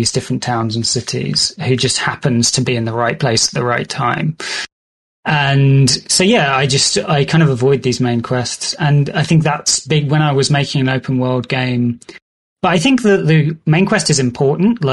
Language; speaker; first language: English; native; English